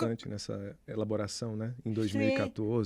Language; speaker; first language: Portuguese; native; Portuguese